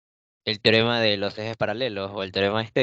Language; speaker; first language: Spanish; native; Spanish